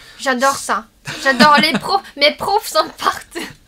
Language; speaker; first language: French; non-native, learner; Japanese